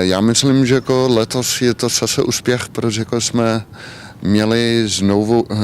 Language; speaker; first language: Czech; non-native, learner; Dutch